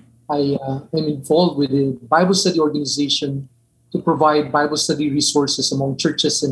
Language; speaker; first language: English; non-native, local second language; Min Nan Chinese